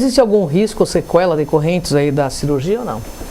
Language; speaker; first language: Portuguese; native; Portuguese